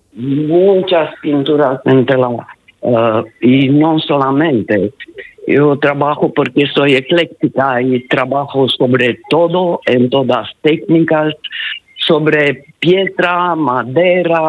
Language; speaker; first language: Spanish; non-native, learner; Italian